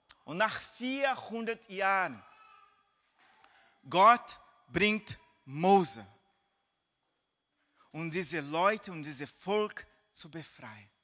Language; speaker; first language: German; non-native, fluent; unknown